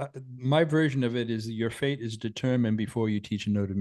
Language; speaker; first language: English; native; English